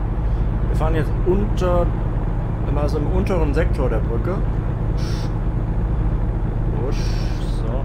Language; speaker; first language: German; native; German